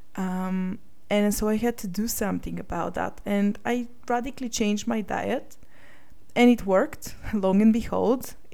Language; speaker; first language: English; non-native, fluent; Bulgarian